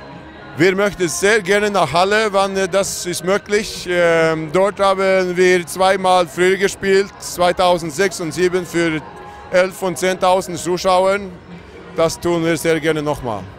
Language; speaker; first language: German; non-native, fluent; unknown